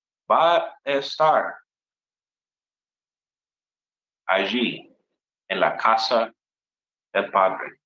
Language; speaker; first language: Spanish; non-native, fluent; English